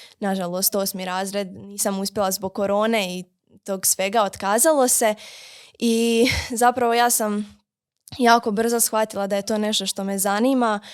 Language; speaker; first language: Croatian; native; Croatian